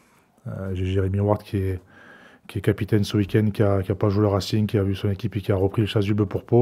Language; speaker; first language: French; native; French